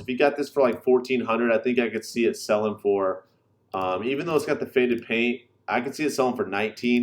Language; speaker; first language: English; native; English